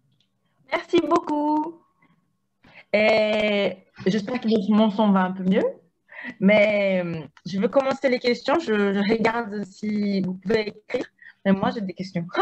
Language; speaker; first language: French; non-native, fluent; Portuguese